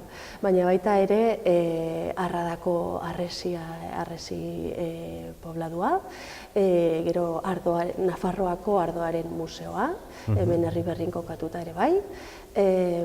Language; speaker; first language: Basque; non-native, local second language; Spanish